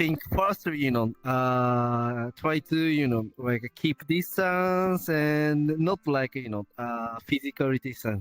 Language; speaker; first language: English; non-native, learner; Japanese